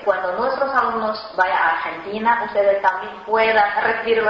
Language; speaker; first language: Spanish; non-native, fluent; Chinese